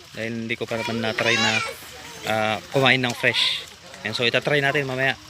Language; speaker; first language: Filipino; non-native, local second language; Iloko